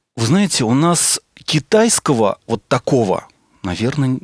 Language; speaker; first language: Russian; native; Russian